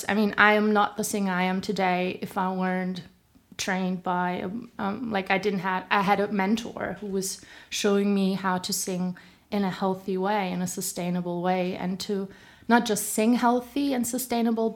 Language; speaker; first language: English; non-native, fluent; German